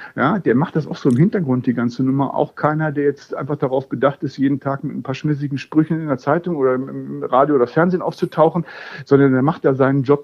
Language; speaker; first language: German; native; German